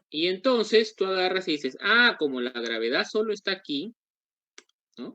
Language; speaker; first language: Spanish; native; Spanish